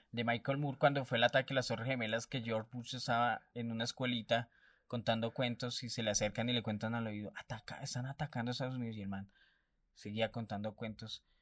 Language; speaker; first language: Spanish; native; Spanish